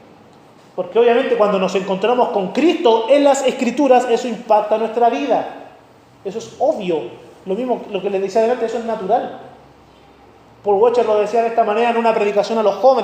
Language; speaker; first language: Spanish; native; Spanish